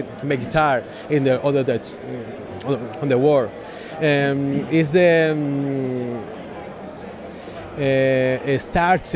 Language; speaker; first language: English; non-native, learner; Spanish